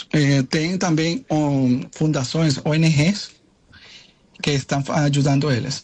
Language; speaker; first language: Portuguese; non-native, learner; Spanish